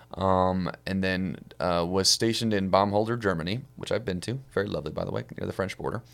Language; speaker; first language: English; native; English